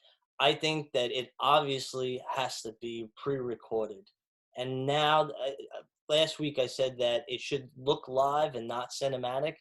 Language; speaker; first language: English; native; English